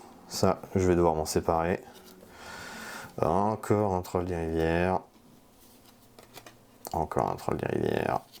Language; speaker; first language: French; native; French